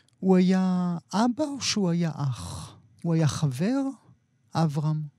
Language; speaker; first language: Hebrew; native; Hebrew